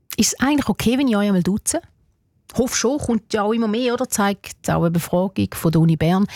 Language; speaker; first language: German; native; German